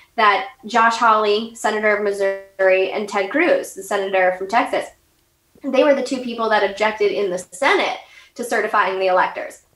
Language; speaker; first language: English; native; English